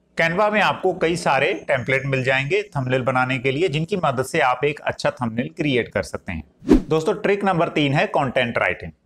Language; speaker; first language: Hindi; native; Hindi